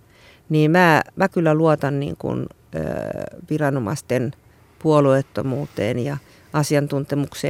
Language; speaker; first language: Finnish; native; Finnish